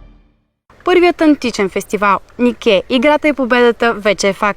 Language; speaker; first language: Bulgarian; native; Bulgarian